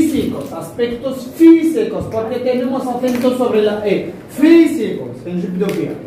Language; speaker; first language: Spanish; non-native, fluent; Arabic